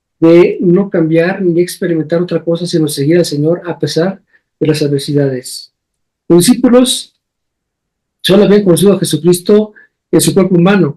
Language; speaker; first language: Spanish; native; Spanish